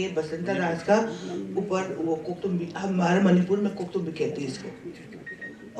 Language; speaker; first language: Hindi; non-native, local second language; Manipuri